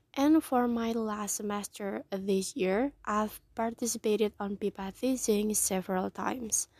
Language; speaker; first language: English; non-native, fluent; Indonesian